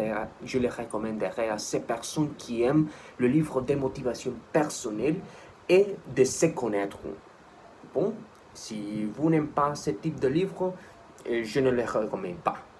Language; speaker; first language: French; non-native, learner; Spanish